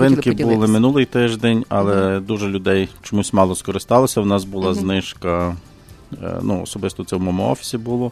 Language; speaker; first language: Ukrainian; native; Ukrainian